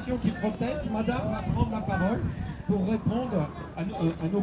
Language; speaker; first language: French; native; French